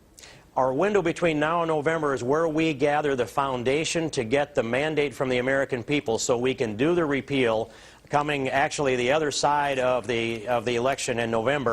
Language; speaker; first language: English; native; English